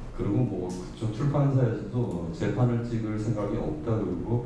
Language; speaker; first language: Korean; native; Korean